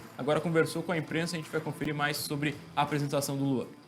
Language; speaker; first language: Portuguese; native; Portuguese